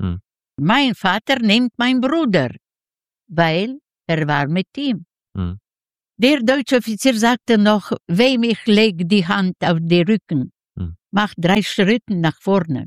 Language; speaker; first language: German; non-native, learner; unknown